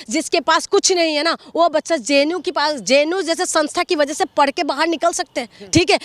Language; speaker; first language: Hindi; non-native, local second language; Assamese